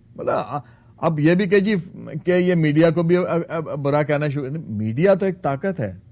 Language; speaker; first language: Urdu; native; Urdu